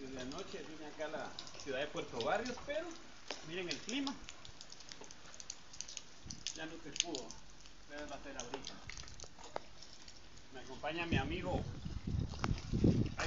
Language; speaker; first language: Spanish; native; Spanish